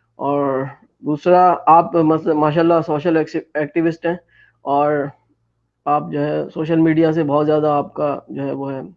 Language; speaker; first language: Hindi; non-native, fluent; Urdu